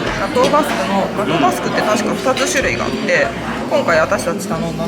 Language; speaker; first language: Japanese; native; Japanese